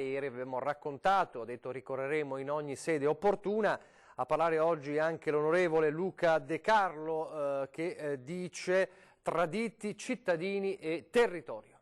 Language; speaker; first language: Italian; native; Italian